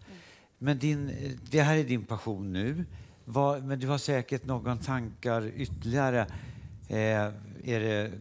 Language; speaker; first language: Swedish; native; Swedish